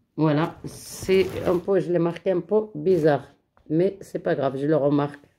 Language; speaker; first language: French; non-native, local second language; Arabic